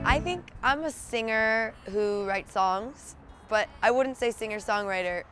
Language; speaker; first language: English; native; English